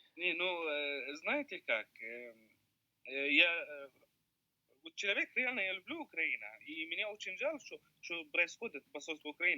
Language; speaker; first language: Russian; non-native, learner; Arabic